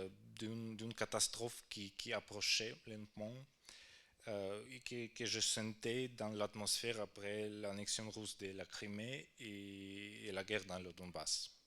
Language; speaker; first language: French; non-native, fluent; Ukrainian